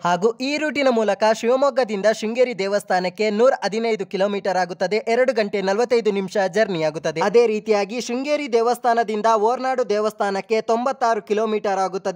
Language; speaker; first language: Kannada; native; Kannada